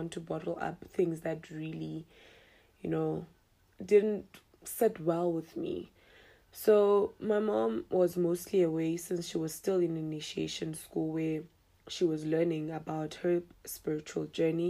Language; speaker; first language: English; non-native, local second language; Tswana